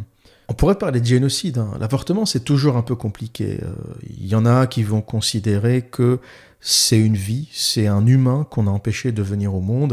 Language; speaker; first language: French; native; French